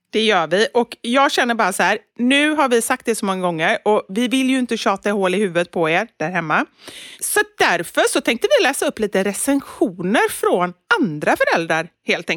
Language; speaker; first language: Swedish; native; Swedish